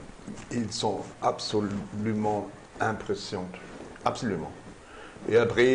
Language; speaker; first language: French; non-native, learner; German